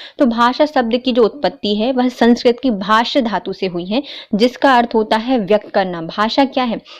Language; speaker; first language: Hindi; native; Hindi